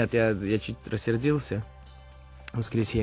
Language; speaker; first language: Russian; early bilingual, heritage; Russian